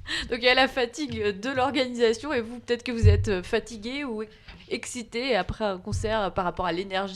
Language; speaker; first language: French; native; French